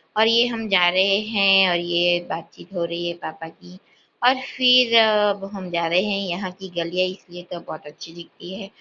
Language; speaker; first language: Hindi; non-native, local second language; Gujarati